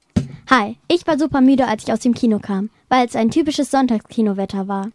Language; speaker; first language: German; native; German